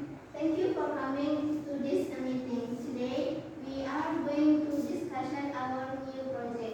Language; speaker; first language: English; non-native, learner; Indonesian